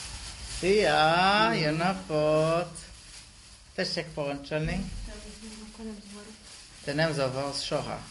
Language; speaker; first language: Hungarian; non-native, learner; Hebrew